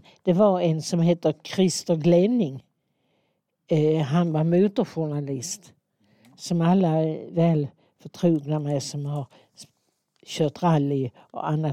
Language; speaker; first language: Swedish; native; Swedish